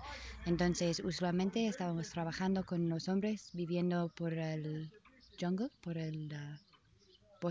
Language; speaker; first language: Spanish; non-native, learner; English